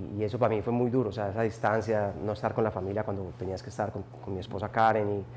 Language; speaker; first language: Spanish; native; Spanish